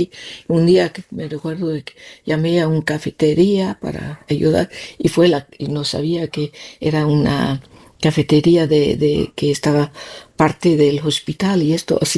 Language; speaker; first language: Spanish; non-native, learner; Danish